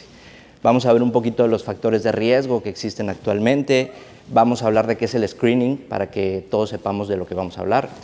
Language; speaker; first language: Spanish; native; Spanish